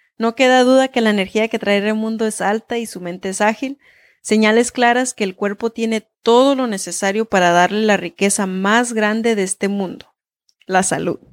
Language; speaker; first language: Spanish; early bilingual, heritage; Spanish